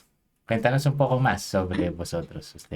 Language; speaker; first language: Spanish; non-native, fluent; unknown